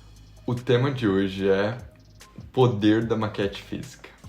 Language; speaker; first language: Portuguese; native; Portuguese